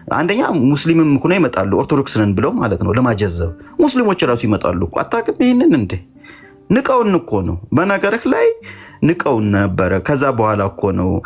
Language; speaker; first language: Amharic; native; Amharic